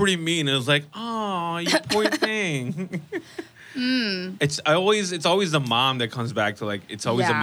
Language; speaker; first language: English; non-native, local second language; Urdu